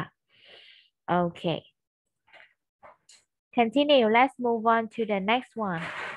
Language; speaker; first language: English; non-native, fluent; Vietnamese